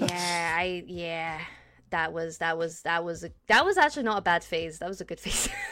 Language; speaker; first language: English; native; English